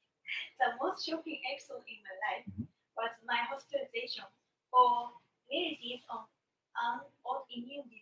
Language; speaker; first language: English; non-native, learner; Japanese